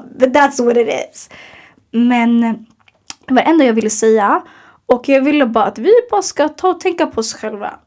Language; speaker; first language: Swedish; early bilingual, other home language; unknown